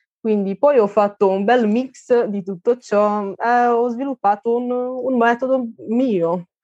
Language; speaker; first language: Italian; non-native, fluent; Russian